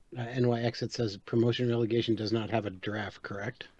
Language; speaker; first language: English; native; English